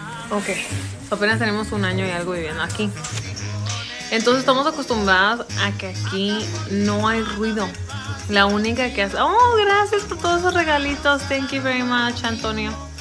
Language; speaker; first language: Spanish; native; Spanish